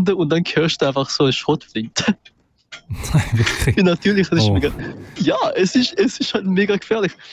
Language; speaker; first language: German; native; German